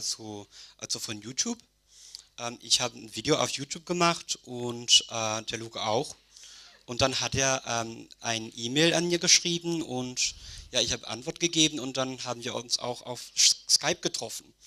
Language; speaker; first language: German; non-native, fluent; English